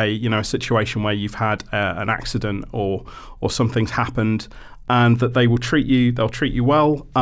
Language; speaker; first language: English; native; English